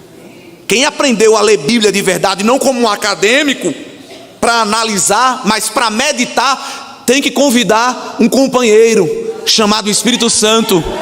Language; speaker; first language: Portuguese; native; Portuguese